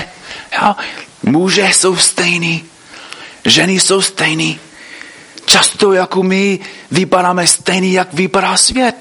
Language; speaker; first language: Czech; non-native, fluent; English